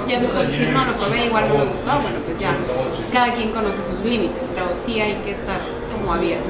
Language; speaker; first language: Spanish; native; Spanish